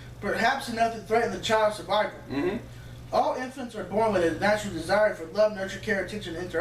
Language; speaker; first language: English; native; English